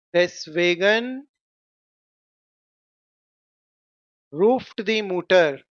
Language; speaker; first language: German; non-native, fluent; Hindi